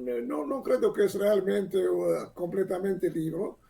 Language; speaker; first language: Spanish; non-native, learner; Hebrew